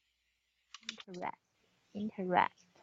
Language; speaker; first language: English; non-native, learner; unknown